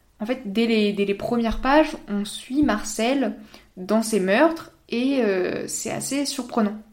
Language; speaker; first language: French; native; French